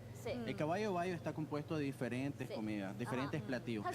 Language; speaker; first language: Spanish; native; Spanish